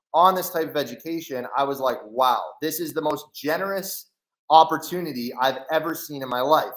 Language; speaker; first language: English; native; English